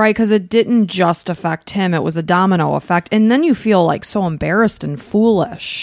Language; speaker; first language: English; native; English